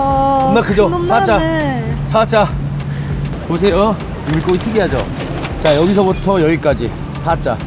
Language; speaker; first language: Korean; native; Korean